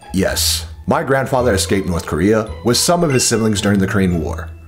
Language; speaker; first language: English; native; English